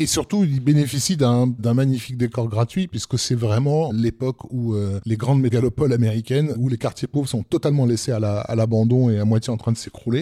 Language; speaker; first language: French; native; French